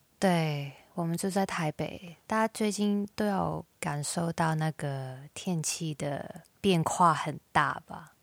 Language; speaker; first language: Chinese; non-native, local second language; Cantonese